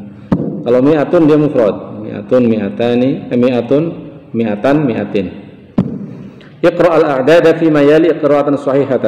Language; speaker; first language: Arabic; non-native, fluent; Indonesian